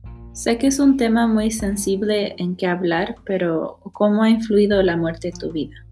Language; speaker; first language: Spanish; early bilingual, heritage; Spanish